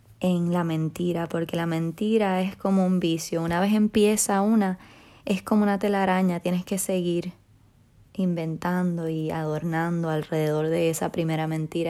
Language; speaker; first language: Spanish; native; Spanish